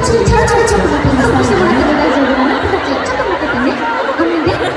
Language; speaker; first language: Japanese; native; Japanese